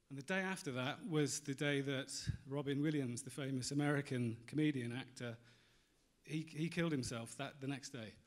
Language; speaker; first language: English; native; English